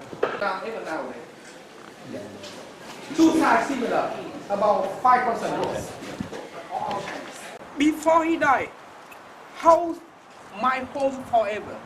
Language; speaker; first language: English; non-native, learner; Vietnamese